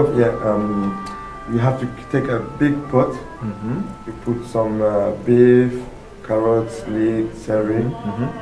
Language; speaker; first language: English; non-native, learner; French